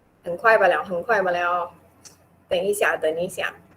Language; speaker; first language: Chinese; non-native, local second language; Min Nan Chinese